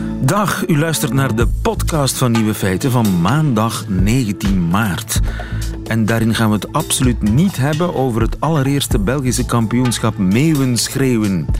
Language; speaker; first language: Dutch; native; Dutch